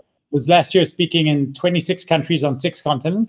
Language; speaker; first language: English; native; English